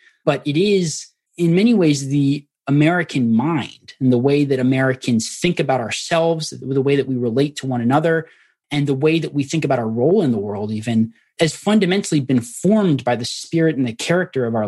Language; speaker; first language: English; native; English